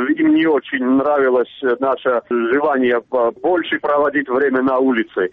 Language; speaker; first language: Russian; non-native, local second language; Armenian